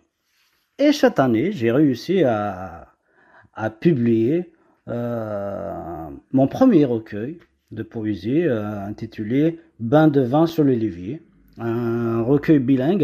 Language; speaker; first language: French; non-native, local second language; Kabyle